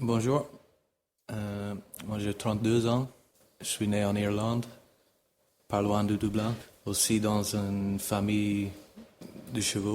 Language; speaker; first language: French; non-native, fluent; English